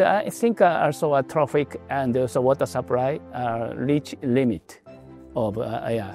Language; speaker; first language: English; non-native, learner; Japanese